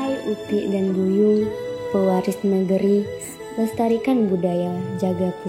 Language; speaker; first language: Indonesian; native; Indonesian